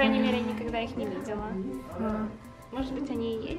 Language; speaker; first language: Russian; non-native, learner; English